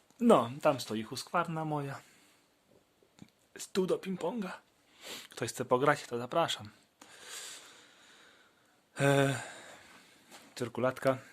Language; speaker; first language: Polish; native; Polish